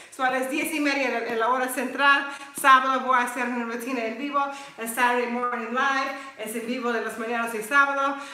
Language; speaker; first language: Spanish; non-native, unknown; English